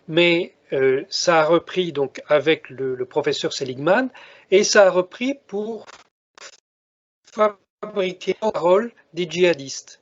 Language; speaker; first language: French; native; French